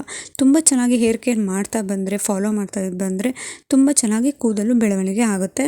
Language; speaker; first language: Kannada; native; Kannada